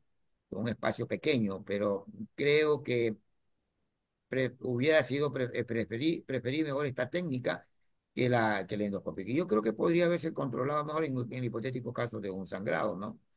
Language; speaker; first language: Spanish; native; Spanish